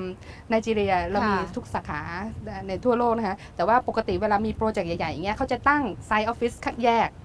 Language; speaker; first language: Thai; native; Thai